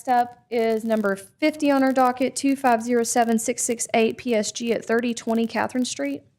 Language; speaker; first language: English; native; English